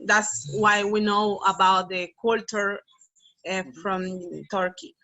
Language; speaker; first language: English; non-native, learner; Spanish